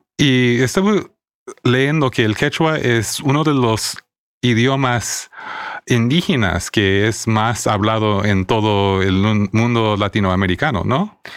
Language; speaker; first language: Spanish; early bilingual, heritage; Spanish